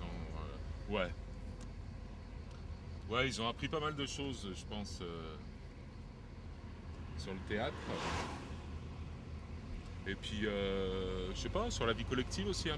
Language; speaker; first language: French; native; French